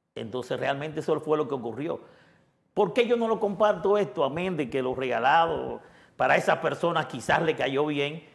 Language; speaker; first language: Spanish; native; Spanish